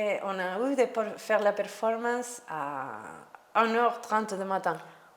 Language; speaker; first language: French; non-native, learner; Spanish